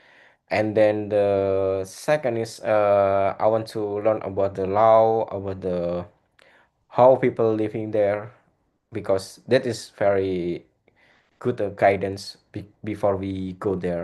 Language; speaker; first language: English; non-native, learner; Indonesian